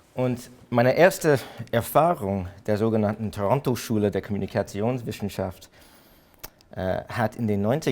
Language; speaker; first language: German; non-native, fluent; English